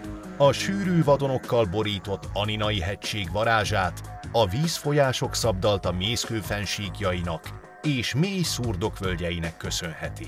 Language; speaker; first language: Hungarian; native; Hungarian